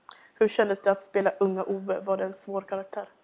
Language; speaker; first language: Swedish; native; Swedish